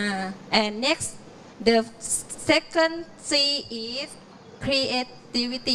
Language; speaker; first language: English; non-native, learner; Thai